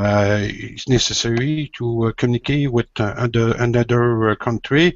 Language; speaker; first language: English; non-native, learner; French